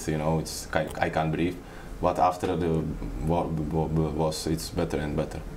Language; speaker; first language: English; non-native, learner; Czech